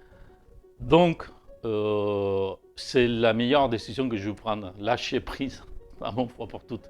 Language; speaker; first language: French; native; French